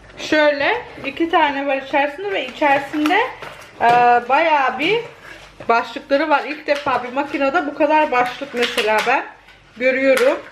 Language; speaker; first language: Turkish; native; Turkish